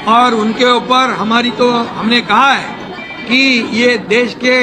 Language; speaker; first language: Hindi; non-native, local second language; Marathi